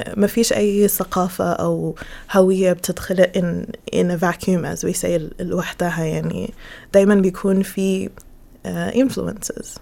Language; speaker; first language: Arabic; early bilingual, heritage; Arabic